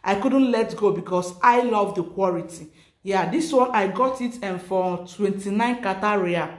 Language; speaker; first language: English; non-native, local second language; Igbo